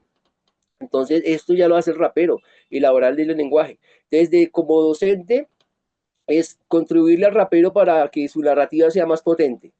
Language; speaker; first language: Spanish; native; Spanish